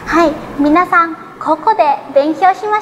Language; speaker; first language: Japanese; non-native, learner; Thai